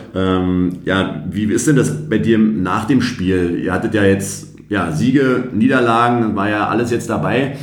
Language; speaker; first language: German; native; German